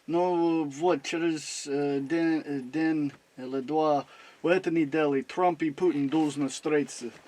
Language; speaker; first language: Russian; non-native, learner; English